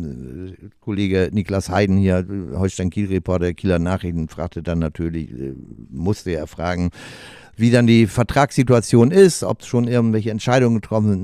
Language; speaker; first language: German; native; German